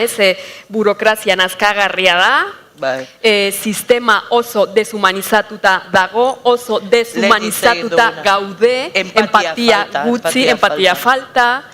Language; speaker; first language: Basque; non-native, fluent; Spanish